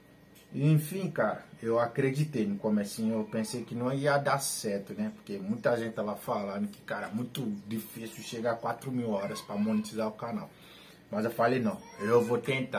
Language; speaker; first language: Portuguese; non-native, learner; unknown